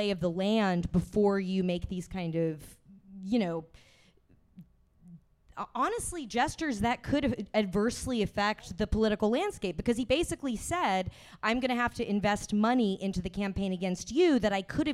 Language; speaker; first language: English; native; English